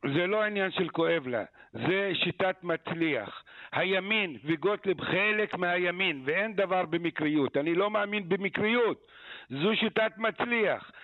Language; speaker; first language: Hebrew; non-native, local second language; Arabic